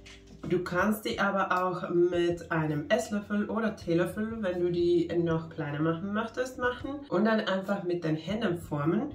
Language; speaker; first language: German; non-native, fluent; Finnish